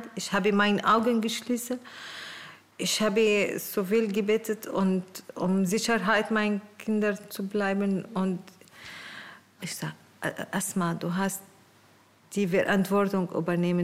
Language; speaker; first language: German; non-native, learner; Arabic